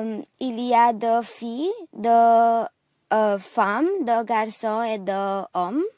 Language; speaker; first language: French; non-native, learner; English